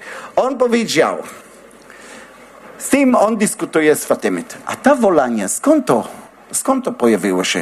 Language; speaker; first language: Polish; non-native, learner; Hebrew